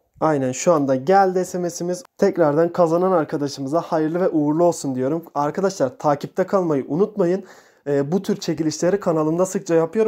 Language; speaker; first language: Turkish; native; Turkish